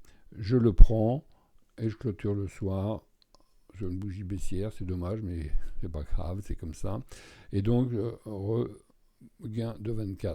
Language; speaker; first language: French; native; French